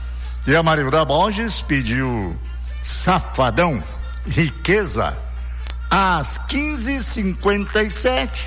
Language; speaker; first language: Portuguese; native; Portuguese